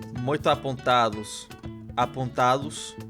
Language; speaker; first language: Portuguese; non-native, learner; English